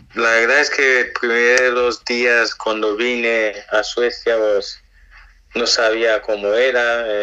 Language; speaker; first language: Spanish; non-native, fluent; Nigerian Pidgin